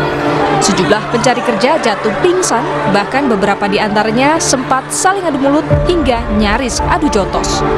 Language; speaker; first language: Indonesian; native; Indonesian